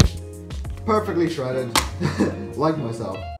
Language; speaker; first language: English; native; English